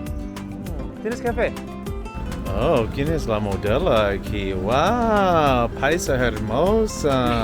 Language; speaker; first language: Spanish; non-native, learner; English